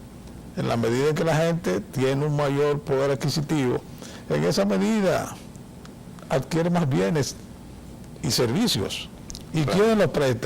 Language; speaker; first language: Spanish; native; Spanish